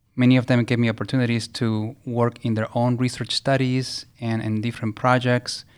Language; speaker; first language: English; early bilingual, other home language; Spanish